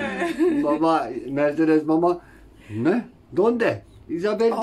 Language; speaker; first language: Spanish; non-native, learner; Turkish